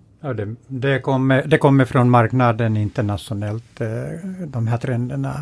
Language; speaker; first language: Swedish; non-native, fluent; Finnish